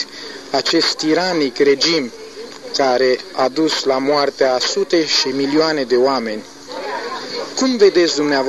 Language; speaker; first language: Romanian; native; Romanian